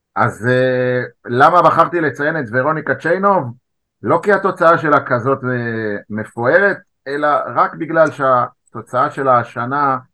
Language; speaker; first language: Hebrew; native; Hebrew